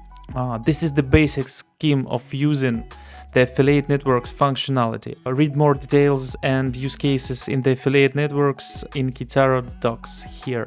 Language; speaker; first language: English; non-native, fluent; Russian